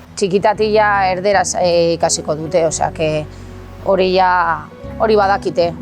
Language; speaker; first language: Basque; non-native, local second language; Spanish